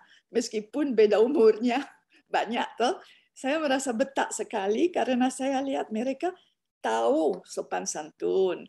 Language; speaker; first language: Indonesian; non-native, fluent; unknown